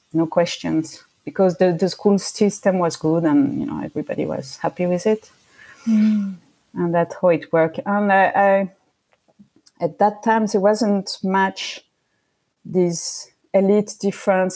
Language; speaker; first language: English; non-native, fluent; French